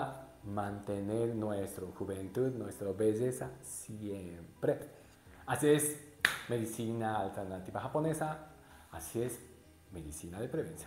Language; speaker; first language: Spanish; non-native, learner; Japanese